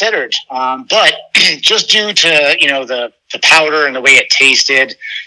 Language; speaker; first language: English; native; English